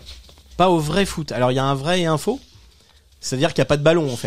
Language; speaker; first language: French; native; French